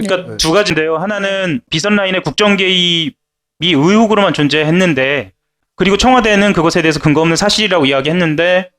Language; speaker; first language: Korean; native; Korean